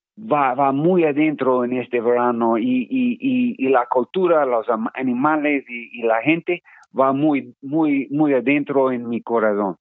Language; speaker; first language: Spanish; non-native, learner; English